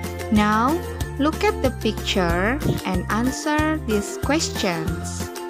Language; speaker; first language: English; non-native, fluent; Indonesian